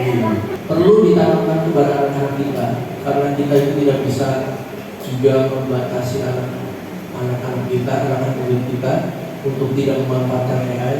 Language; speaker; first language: Indonesian; native; Indonesian